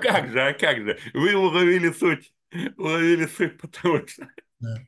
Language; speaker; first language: Russian; native; Russian